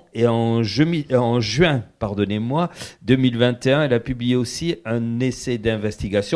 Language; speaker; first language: French; native; French